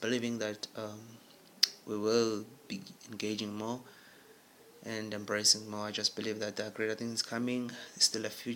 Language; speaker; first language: English; non-native, local second language; Zulu